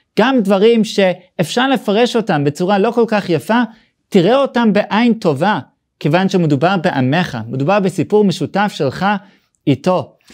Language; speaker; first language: Hebrew; non-native, fluent; English